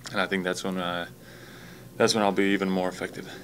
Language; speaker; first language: English; non-native, fluent; Latvian